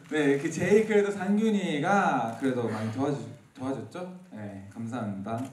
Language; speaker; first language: Korean; non-native, fluent; Japanese